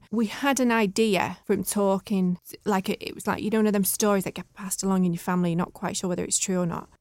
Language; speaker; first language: English; native; English